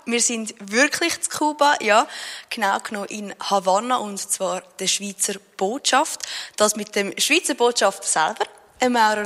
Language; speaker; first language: German; native; German